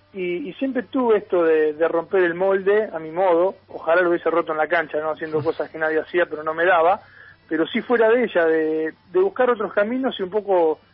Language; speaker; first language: Spanish; native; Spanish